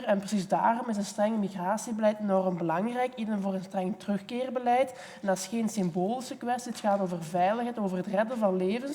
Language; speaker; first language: Dutch; native; Dutch